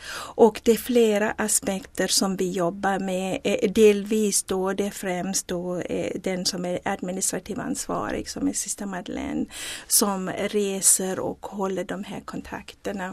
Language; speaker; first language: Swedish; non-native, fluent; Zulu